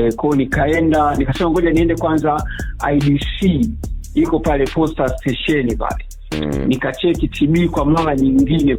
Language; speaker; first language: Swahili; native; Swahili